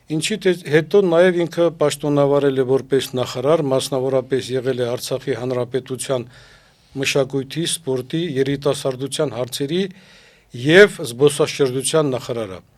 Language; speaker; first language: Armenian; native; Armenian